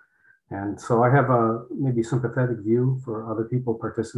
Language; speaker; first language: English; non-native, fluent; Polish